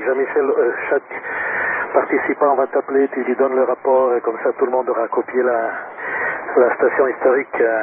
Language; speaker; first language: French; native; French